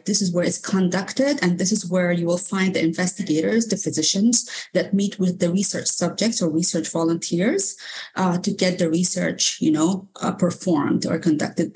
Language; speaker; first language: English; non-native, fluent; Arabic